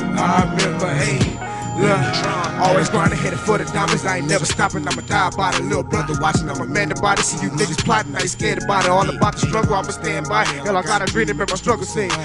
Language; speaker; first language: English; native; English